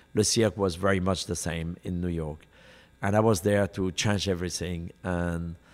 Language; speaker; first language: English; non-native, fluent; French